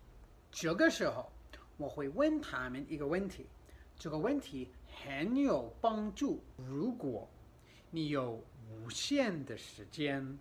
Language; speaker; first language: Chinese; non-native, fluent; English